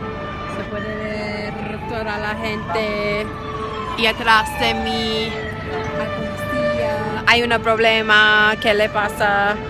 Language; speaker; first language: Spanish; non-native, learner; English